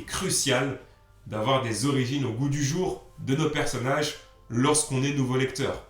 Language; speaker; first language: French; native; French